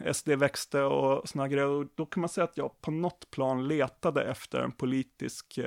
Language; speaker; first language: Swedish; native; Swedish